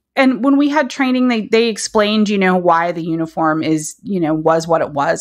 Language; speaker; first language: English; native; English